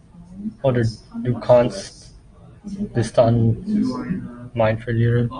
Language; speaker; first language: German; non-native, learner; English